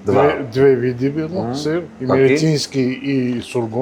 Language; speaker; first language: Russian; non-native, learner; Georgian